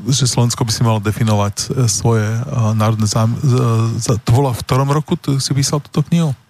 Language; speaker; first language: Slovak; native; Slovak